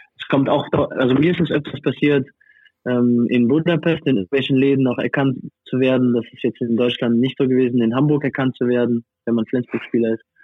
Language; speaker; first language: German; non-native, fluent; French